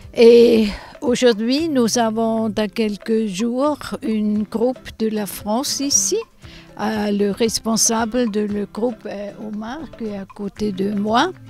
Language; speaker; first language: French; non-native, learner; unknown